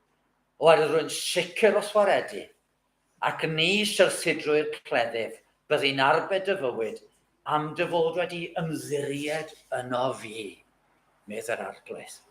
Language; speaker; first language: Welsh; native; Welsh